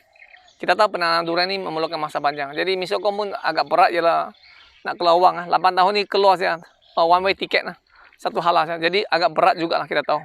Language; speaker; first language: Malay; non-native, local second language; Chinese